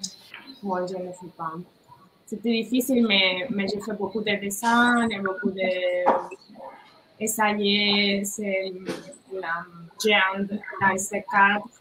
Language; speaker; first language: French; non-native, learner; Spanish